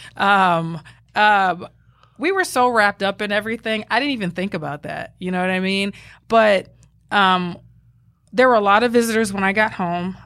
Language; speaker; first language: English; native; English